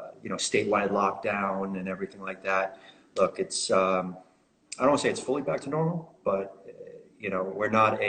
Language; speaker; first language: English; native; English